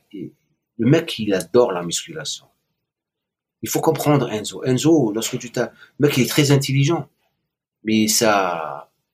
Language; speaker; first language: French; non-native, local second language; Arabic